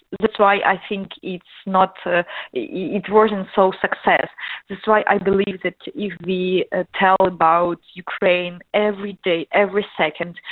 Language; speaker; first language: English; non-native, learner; Ukrainian